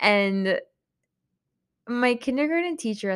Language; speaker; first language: English; early bilingual, other home language; Spanish